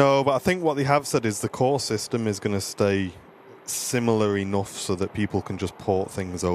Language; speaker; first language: English; native; English